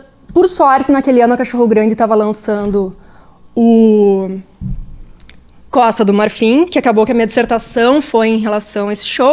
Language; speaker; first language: Portuguese; native; Portuguese